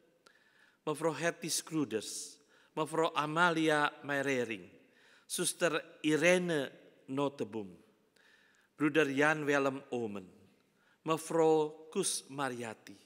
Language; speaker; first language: Dutch; non-native, fluent; Indonesian